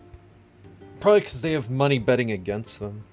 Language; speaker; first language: English; native; English